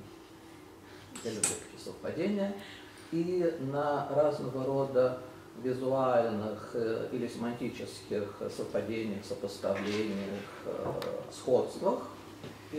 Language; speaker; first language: Russian; native; Russian